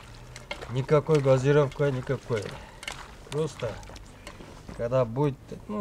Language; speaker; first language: Russian; non-native, local second language; Uyghur